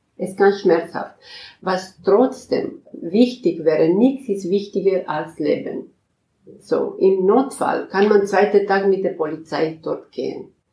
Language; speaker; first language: German; non-native, fluent; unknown